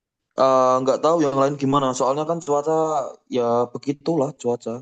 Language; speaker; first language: Indonesian; native; Indonesian